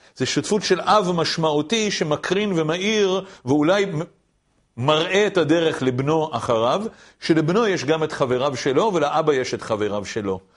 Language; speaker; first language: Hebrew; native; Hebrew